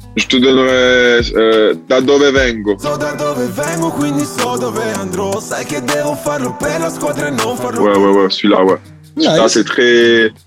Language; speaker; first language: French; early bilingual, heritage; Italian